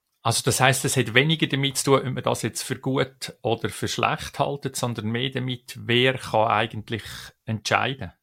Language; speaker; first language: German; native; German